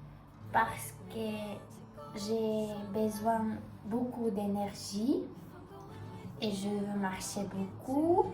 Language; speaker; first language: French; non-native, learner; Russian